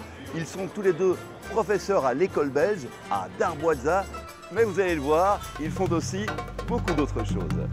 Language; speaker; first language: French; native; French